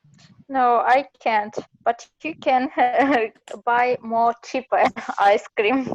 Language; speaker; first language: English; non-native, learner; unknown